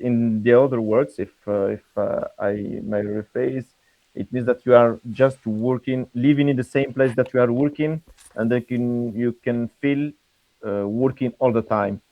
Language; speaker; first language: English; non-native, fluent; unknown